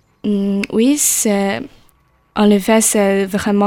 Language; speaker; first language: French; non-native, learner; Chinese